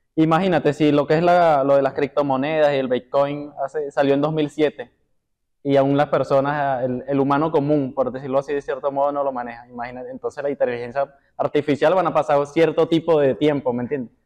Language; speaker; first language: Spanish; native; Spanish